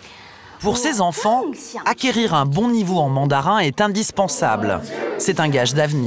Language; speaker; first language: French; native; French